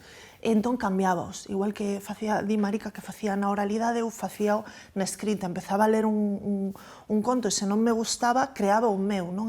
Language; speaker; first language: Galician; native; Galician